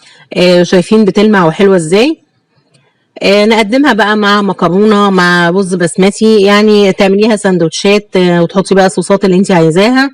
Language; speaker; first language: Arabic; native; Arabic